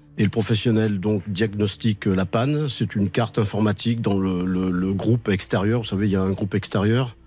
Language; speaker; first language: French; native; French